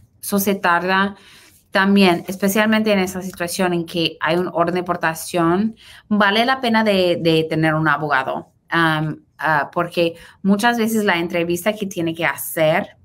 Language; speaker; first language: Spanish; early bilingual, heritage; Spanish